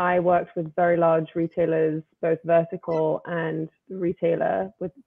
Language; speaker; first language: English; native; English